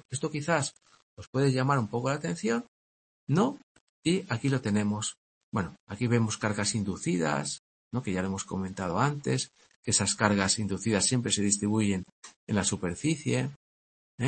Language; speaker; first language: Spanish; native; Spanish